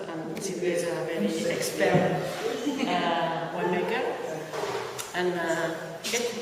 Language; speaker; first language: English; non-native, learner; Catalan